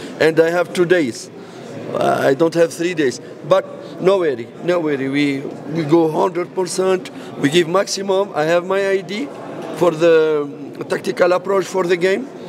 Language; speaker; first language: English; non-native, learner; Arabic